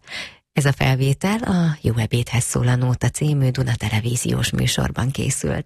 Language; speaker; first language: Hungarian; native; Hungarian